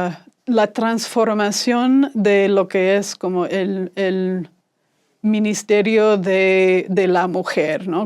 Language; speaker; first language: Spanish; non-native, fluent; English